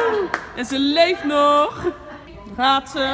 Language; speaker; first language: Dutch; native; Dutch